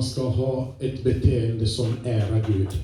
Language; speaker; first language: Swedish; non-native, fluent; French